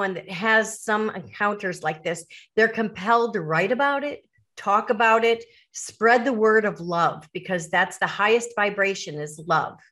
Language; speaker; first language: English; native; English